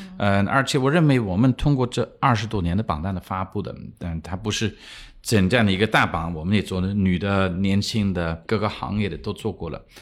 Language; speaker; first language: Chinese; non-native, fluent; English